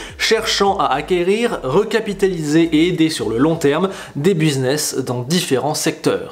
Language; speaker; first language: French; native; French